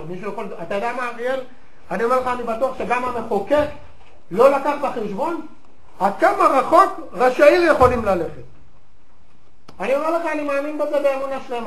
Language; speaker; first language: Hebrew; native; Hebrew